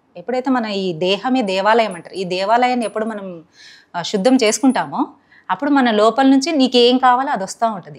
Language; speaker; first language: Telugu; non-native, local second language; Hindi